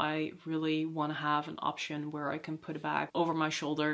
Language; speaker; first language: English; non-native, fluent; Dutch